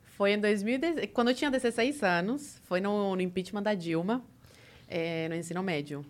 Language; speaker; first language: Portuguese; early bilingual, other home language; Spanish